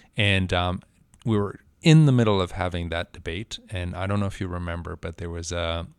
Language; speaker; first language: English; non-native, fluent; Spanish